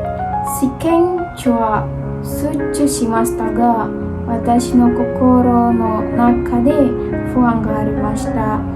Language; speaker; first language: Japanese; non-native, learner; Indonesian